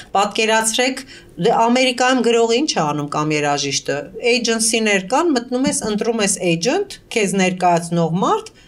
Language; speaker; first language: Armenian; early bilingual, heritage; Armenian